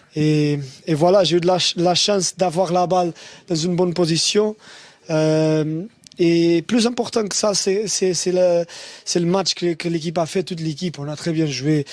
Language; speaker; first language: French; non-native, fluent; Portuguese